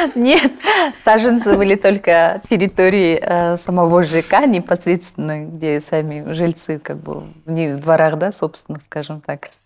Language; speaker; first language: Russian; non-native, local second language; Kazakh